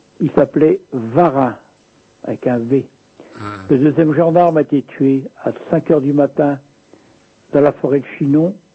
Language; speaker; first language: French; native; French